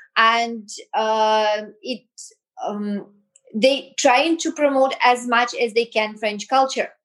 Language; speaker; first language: English; non-native, fluent; Belarusian